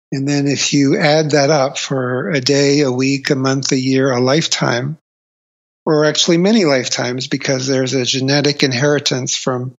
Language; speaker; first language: English; native; English